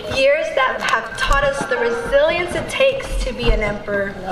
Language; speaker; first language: English; early bilingual, other home language; Spanish